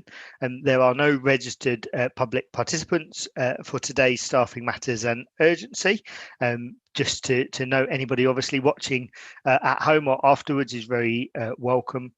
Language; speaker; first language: English; native; English